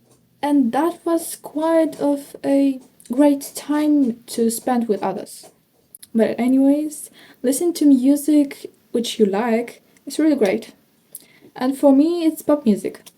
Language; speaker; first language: English; non-native, fluent; Ukrainian